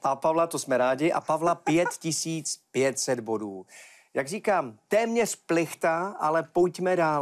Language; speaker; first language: Czech; native; Czech